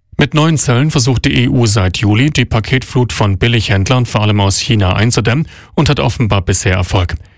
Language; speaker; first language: German; native; German